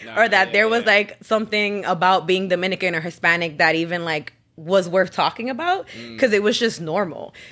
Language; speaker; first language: English; native; English